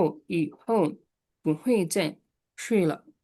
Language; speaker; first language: Chinese; non-native, fluent; Bangla